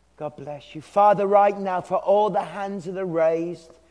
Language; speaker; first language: English; native; English